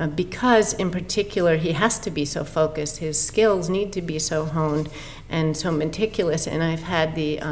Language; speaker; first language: English; native; English